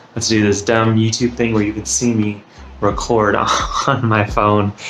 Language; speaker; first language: English; native; English